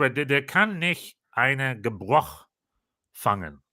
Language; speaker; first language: German; non-native, learner; English